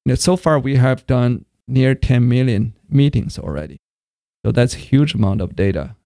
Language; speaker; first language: English; non-native, fluent; Chinese